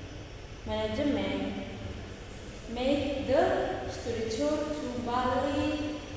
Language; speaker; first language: English; non-native, learner; Indonesian